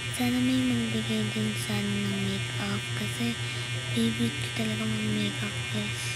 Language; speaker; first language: Filipino; non-native, local second language; Cebuano